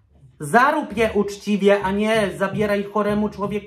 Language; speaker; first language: Polish; native; Polish